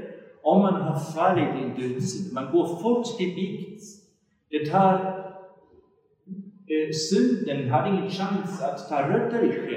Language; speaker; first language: Swedish; non-native, fluent; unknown